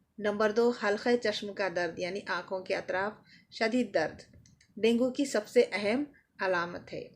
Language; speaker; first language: Urdu; native; Urdu